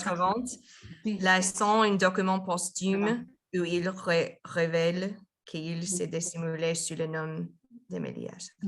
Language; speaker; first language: French; non-native, learner; Spanish